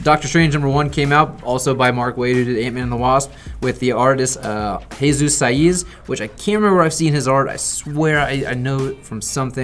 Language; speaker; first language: English; native; English